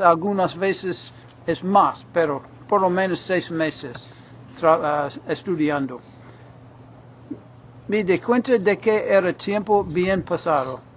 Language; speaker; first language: Spanish; non-native, fluent; English